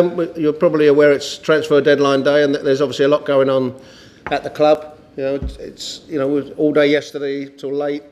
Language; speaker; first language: English; native; English